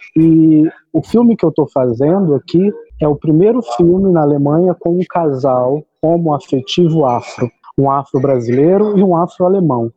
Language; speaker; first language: Portuguese; native; Portuguese